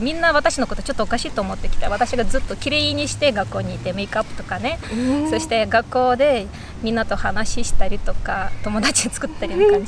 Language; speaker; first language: Japanese; non-native, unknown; Bashkir